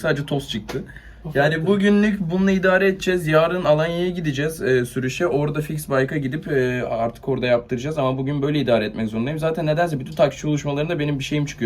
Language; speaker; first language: Turkish; native; Turkish